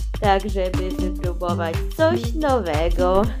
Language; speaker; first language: Polish; early bilingual, heritage; Polish